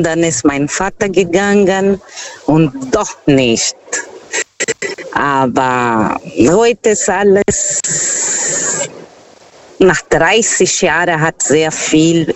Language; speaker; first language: German; non-native, fluent; Portuguese